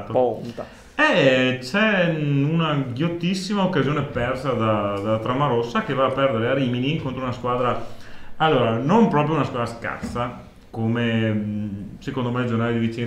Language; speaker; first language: Italian; native; Italian